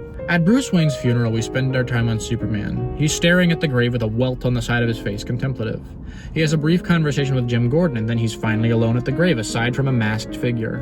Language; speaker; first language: English; native; English